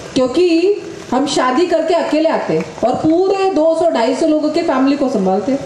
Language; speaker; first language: Hindi; non-native, local second language; Marathi